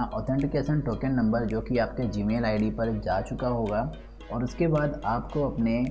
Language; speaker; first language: Hindi; native; Hindi